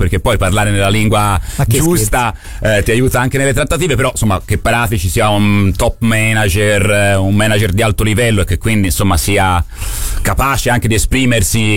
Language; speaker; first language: Italian; native; Italian